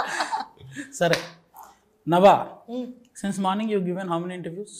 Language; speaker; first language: Telugu; native; Telugu